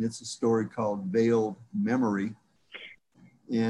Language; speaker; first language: English; native; English